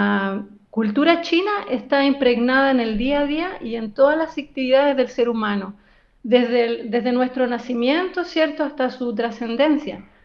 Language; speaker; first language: Spanish; native; Spanish